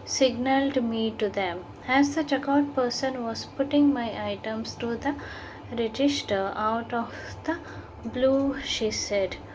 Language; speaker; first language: English; non-native, local second language; Kannada